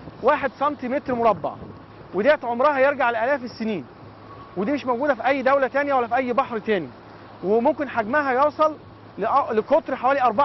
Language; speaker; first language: Arabic; native; Arabic